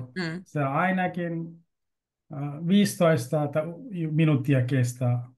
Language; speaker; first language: Finnish; non-native, learner; Bangla